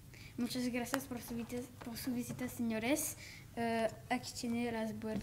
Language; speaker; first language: Spanish; non-native, learner; French